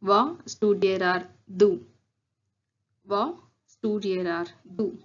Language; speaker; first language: Swedish; non-native, learner; Tamil